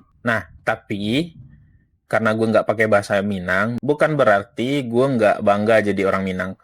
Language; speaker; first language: Indonesian; non-native, local second language; Minangkabau